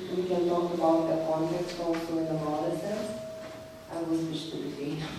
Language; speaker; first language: English; non-native, fluent; Lithuanian